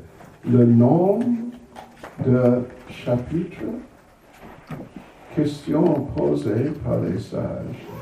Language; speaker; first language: French; non-native, learner; English